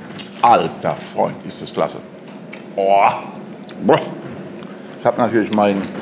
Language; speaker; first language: German; native; German